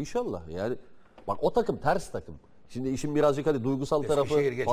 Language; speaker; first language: Turkish; native; Turkish